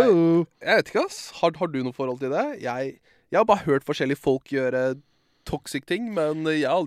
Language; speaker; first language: Norwegian; native; Norwegian